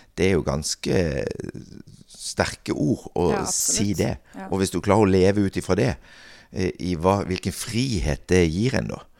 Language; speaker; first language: Norwegian; native; Norwegian